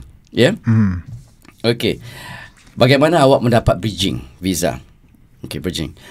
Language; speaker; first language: Malay; native; Malay